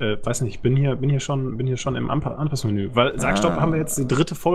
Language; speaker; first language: German; native; German